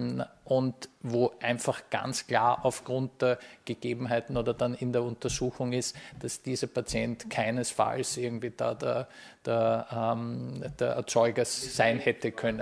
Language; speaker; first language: German; native; German